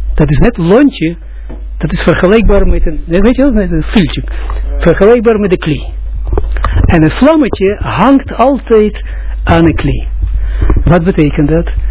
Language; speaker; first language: Dutch; non-native, fluent; Russian